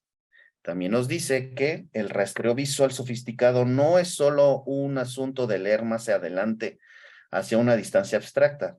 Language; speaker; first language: Spanish; native; Spanish